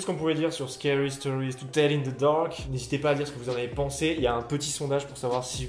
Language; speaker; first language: French; native; French